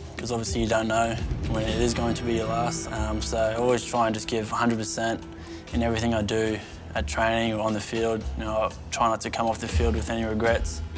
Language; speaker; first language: English; native; English